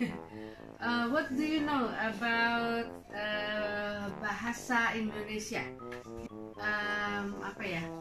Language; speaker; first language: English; non-native, learner; Indonesian